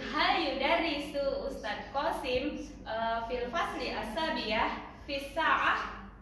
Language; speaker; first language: Arabic; non-native, learner; Indonesian